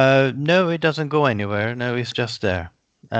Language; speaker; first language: English; non-native, fluent; Persian